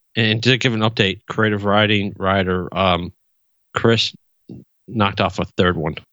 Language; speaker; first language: English; native; English